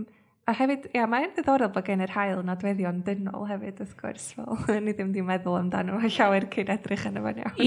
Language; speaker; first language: Welsh; native; Welsh